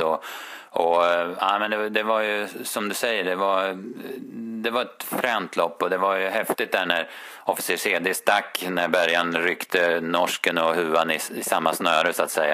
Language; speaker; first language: Swedish; native; Swedish